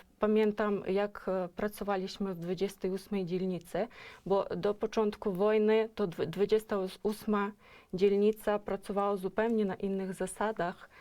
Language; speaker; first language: Polish; non-native, fluent; Ukrainian